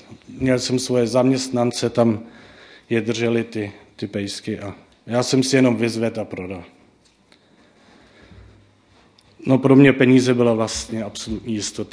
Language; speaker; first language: Czech; non-native, fluent; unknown